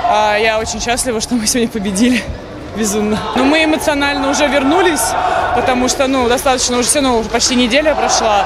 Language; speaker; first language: Russian; native; Russian